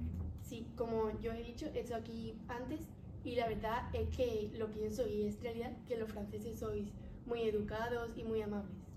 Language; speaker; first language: Spanish; native; Spanish